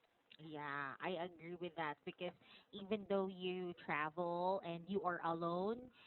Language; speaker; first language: English; non-native, local second language; Filipino